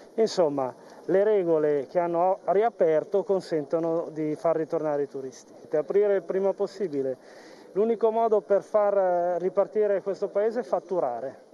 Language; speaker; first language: Italian; native; Italian